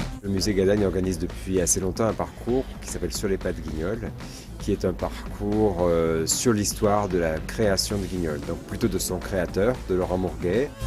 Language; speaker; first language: French; native; French